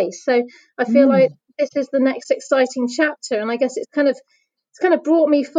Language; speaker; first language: English; native; English